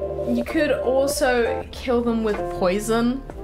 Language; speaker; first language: English; early bilingual, other home language; Turkish